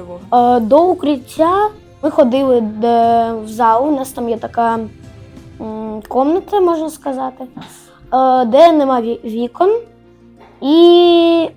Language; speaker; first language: Ukrainian; non-native, local second language; Russian